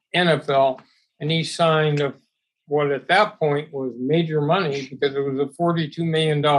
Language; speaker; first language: English; native; English